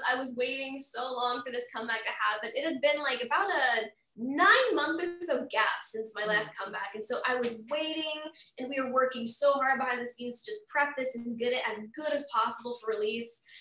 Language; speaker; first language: English; native; English